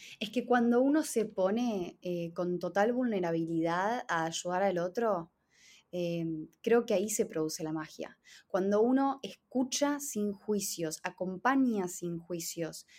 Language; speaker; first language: Spanish; native; Spanish